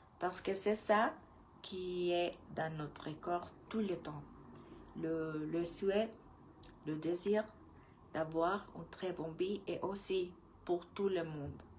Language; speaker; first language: French; non-native, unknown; Spanish